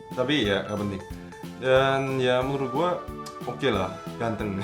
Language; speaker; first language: Indonesian; early bilingual, other home language; Korean